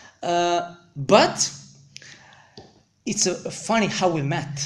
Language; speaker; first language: English; non-native, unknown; Serbian